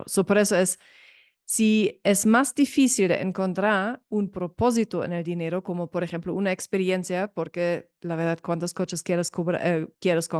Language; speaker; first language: Spanish; non-native, fluent; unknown